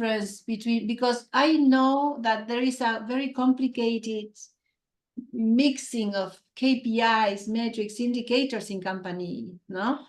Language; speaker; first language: English; non-native, fluent; Spanish